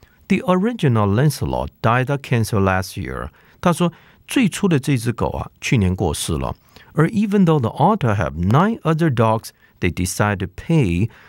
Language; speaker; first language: English; non-native, fluent; Chinese